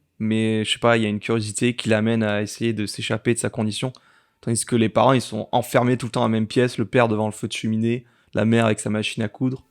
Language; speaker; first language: French; native; French